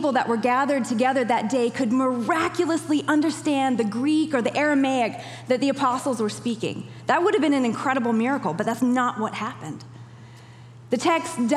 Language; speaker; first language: English; native; English